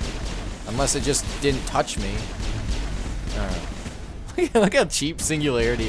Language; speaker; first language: English; native; English